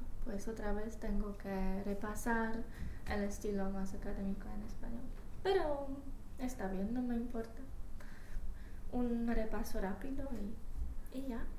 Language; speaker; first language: Spanish; non-native, fluent; Polish